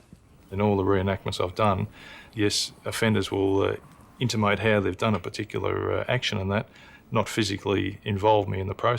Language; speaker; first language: English; native; English